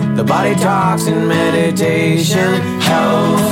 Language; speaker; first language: English; early bilingual, other home language; Hebrew